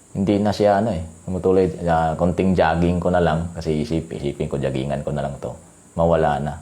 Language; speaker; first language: Filipino; non-native, local second language; Cebuano